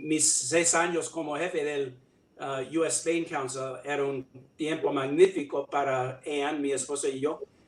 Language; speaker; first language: Spanish; non-native, learner; English